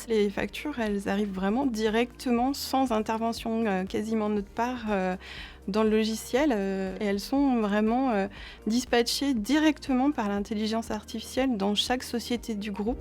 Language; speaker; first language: French; native; French